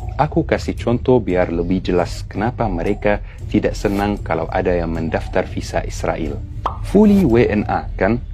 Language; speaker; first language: Malay; non-native, fluent; Arabic